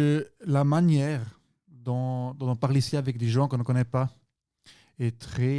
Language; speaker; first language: French; non-native, local second language; German